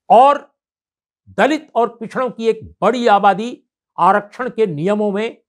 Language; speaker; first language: Hindi; native; Hindi